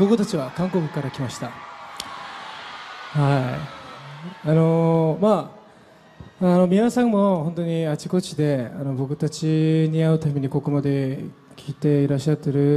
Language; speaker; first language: Japanese; non-native, fluent; Korean